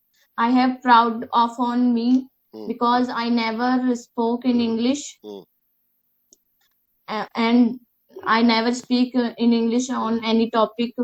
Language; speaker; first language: English; non-native, learner; Hindi